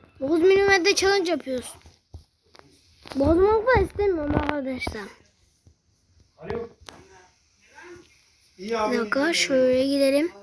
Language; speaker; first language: Turkish; native; Turkish